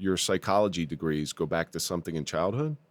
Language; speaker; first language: English; native; English